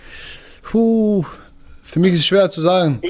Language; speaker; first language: German; non-native, learner; Croatian